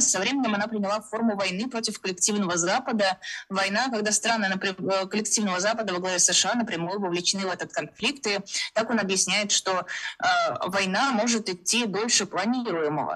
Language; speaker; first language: Russian; native; Russian